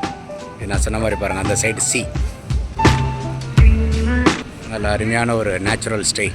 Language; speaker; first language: Tamil; native; Tamil